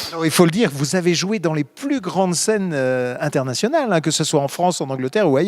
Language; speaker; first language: French; native; French